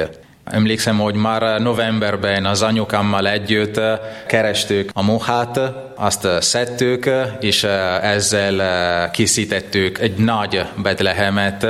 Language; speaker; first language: Hungarian; non-native, fluent; Italian